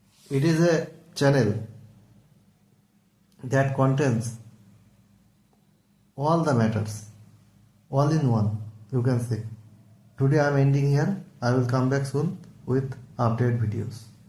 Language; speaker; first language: English; non-native, local second language; Bangla